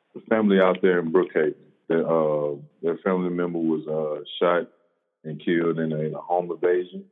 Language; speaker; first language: English; native; English